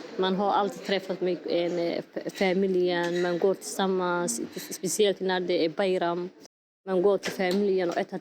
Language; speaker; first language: Swedish; non-native, fluent; Somali